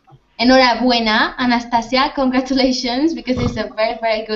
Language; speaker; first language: English; non-native, fluent; Spanish